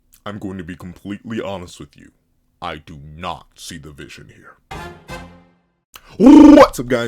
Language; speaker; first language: English; native; English